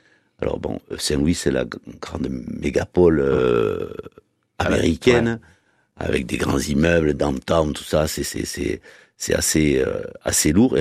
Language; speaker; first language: French; native; French